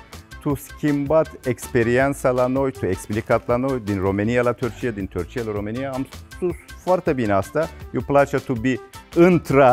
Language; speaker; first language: Romanian; non-native, learner; Turkish